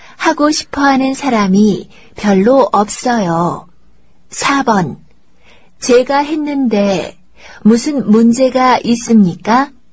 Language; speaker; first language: Korean; native; Korean